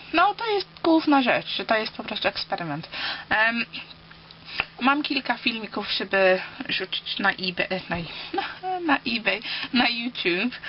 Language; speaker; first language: Polish; early bilingual, heritage; Polish